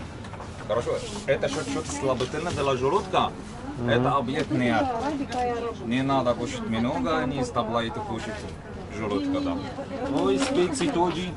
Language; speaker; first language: Russian; non-native, learner; Arabic